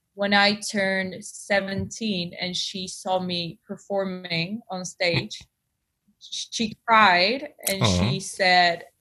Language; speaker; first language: English; non-native, fluent; Spanish